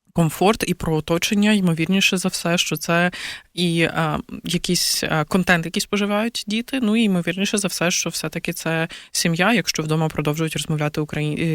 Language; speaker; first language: Ukrainian; native; Ukrainian